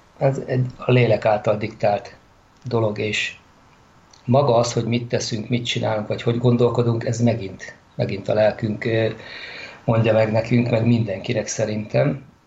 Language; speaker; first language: Hungarian; native; Hungarian